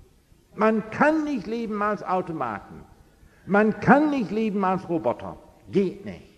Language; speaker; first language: German; non-native, fluent; English